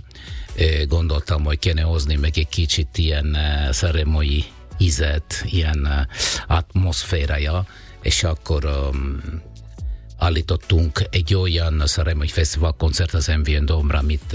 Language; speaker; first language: Hungarian; non-native, fluent; Italian